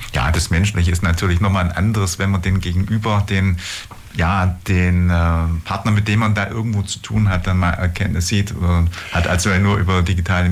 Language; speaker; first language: German; native; German